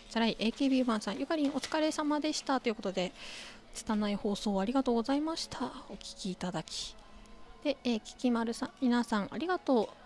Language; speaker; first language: Japanese; native; Japanese